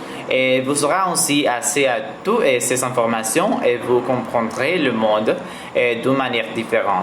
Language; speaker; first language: French; non-native, learner; Spanish